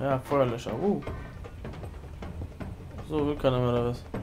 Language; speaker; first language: German; native; German